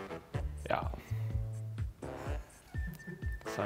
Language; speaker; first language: German; non-native, learner; Danish